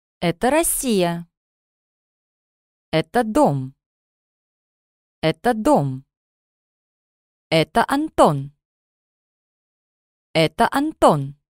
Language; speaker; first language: Russian; non-native, learner; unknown